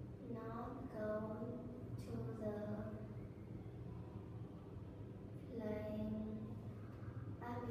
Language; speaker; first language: English; non-native, learner; Vietnamese